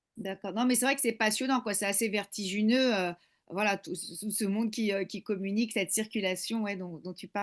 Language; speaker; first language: French; native; French